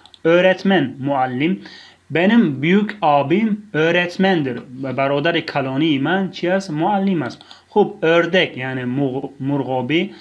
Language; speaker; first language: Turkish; non-native, fluent; Tajik